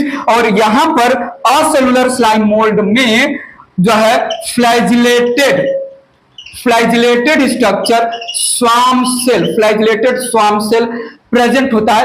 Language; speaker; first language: Hindi; native; Hindi